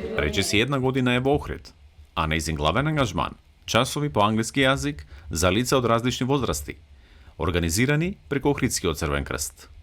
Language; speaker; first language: Macedonian; native; Macedonian